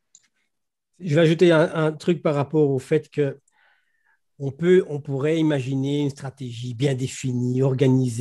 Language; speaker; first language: French; native; French